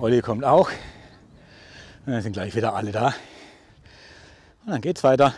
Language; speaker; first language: German; native; German